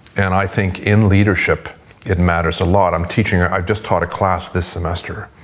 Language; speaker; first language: English; non-native, fluent; Swedish